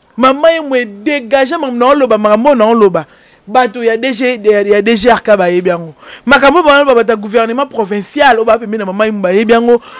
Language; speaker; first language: French; non-native, local second language; Lingala